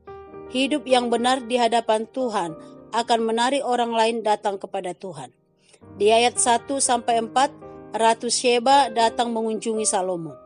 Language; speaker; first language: Indonesian; native; Indonesian